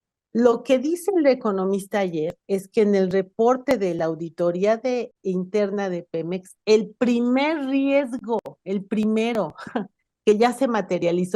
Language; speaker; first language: Spanish; native; Spanish